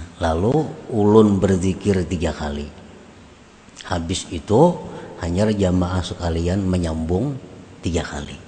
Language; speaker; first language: Indonesian; non-native, local second language; Banjar